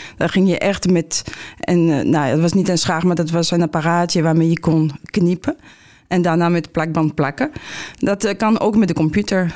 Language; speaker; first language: Dutch; non-native, fluent; French